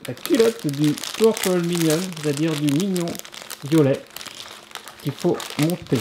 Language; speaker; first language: French; native; French